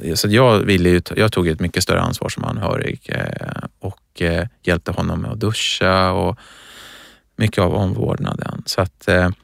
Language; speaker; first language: Swedish; early bilingual, other home language; Persian